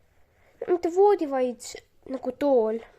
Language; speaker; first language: Estonian; non-native, local second language; Russian